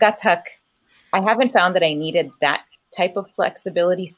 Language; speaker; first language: English; native; English